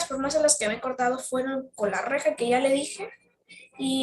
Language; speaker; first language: Spanish; native; Spanish